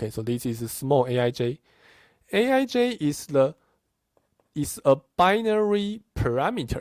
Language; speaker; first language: English; non-native, fluent; Chinese